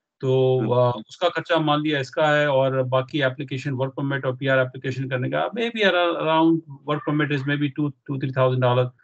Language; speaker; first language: Hindi; non-native, local second language; Punjabi